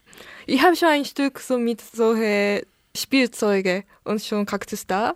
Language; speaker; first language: German; non-native, learner; Japanese